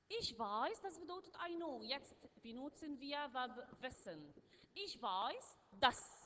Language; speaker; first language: German; non-native, learner; Arabic